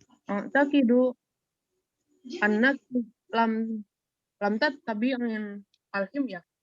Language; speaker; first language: Arabic; non-native, learner; Indonesian